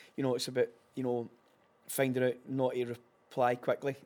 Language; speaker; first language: English; native; English